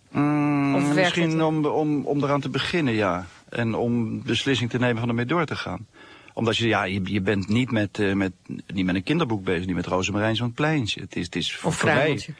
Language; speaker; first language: Dutch; native; Dutch